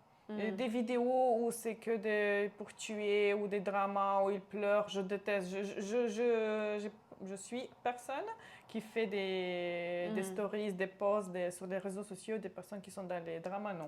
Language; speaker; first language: French; non-native, local second language; Romanian